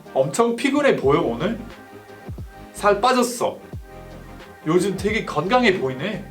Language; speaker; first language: Korean; non-native, fluent; English